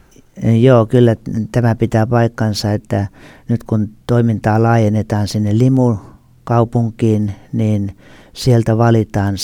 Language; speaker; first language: Finnish; native; Finnish